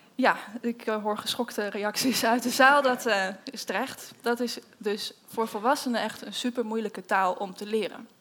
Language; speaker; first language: Dutch; native; Dutch